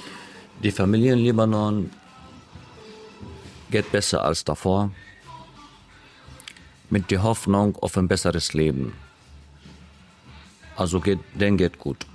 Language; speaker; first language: German; non-native, fluent; Arabic